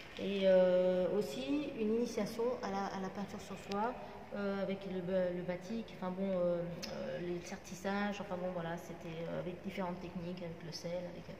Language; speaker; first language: French; non-native, local second language; Arabic